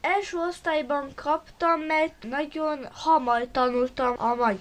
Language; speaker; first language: Hungarian; non-native, local second language; Romanian